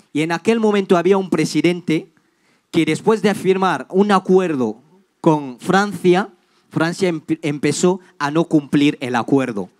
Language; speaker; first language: Spanish; non-native, fluent; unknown